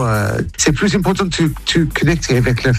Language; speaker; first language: French; non-native, learner; English